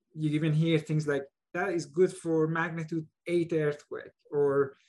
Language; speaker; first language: English; non-native, fluent; Persian